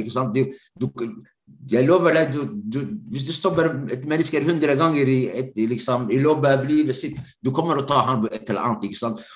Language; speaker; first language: Norwegian; non-native, fluent; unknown